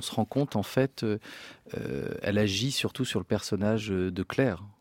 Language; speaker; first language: French; native; French